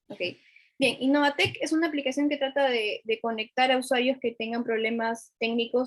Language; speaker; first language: Spanish; native; Spanish